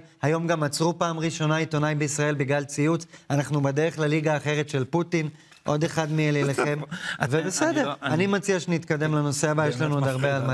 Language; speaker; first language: Hebrew; native; Hebrew